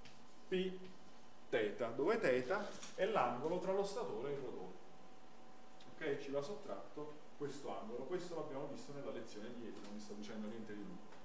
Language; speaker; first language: Italian; native; Italian